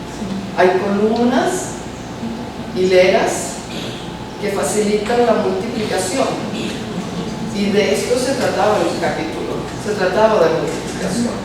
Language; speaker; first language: Spanish; early bilingual, heritage; Spanish